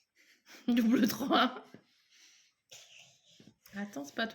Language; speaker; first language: French; native; French